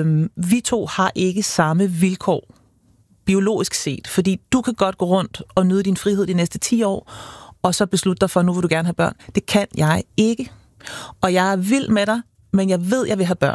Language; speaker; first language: Danish; native; Danish